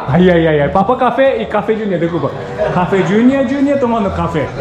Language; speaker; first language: Spanish; non-native, learner; Japanese